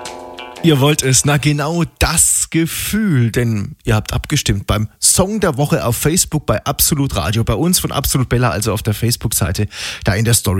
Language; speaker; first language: German; native; German